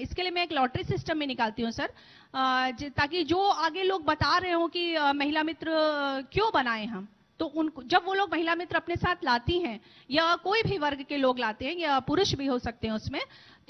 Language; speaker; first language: Hindi; native; Hindi